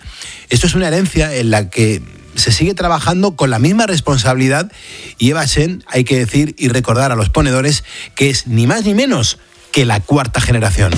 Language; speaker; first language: Spanish; native; Spanish